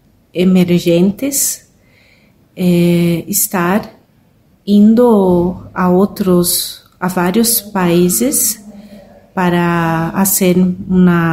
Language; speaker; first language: Spanish; non-native, learner; Portuguese